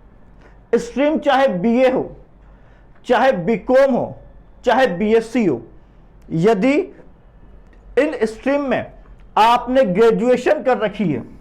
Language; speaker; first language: Hindi; native; Hindi